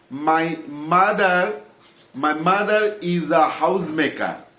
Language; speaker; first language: English; non-native, local second language; Bangla